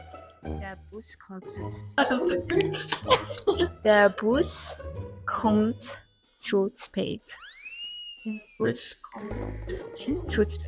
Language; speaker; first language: German; non-native, learner; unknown